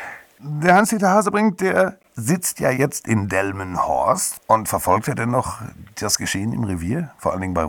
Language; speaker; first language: German; native; German